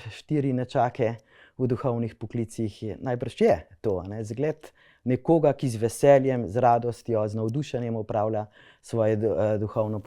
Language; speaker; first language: Slovenian; native; Slovenian